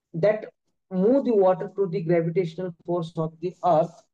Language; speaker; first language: Hindi; non-native, local second language; Marathi